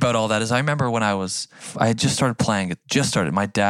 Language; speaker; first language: English; native; English